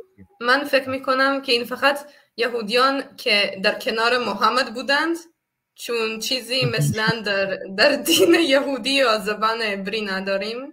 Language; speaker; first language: Persian; non-native, fluent; Hebrew